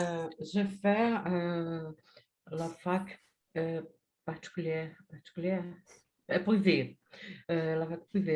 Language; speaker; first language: French; non-native, learner; Portuguese